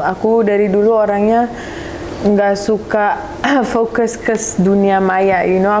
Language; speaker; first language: Indonesian; early bilingual, heritage; Indonesian